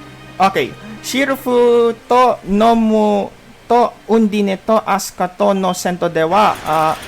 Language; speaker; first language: Japanese; non-native, learner; Filipino